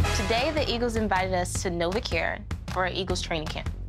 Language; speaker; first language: English; native; English